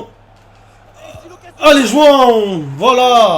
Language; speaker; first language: French; native; French